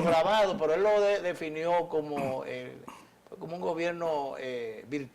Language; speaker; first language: Spanish; native; Spanish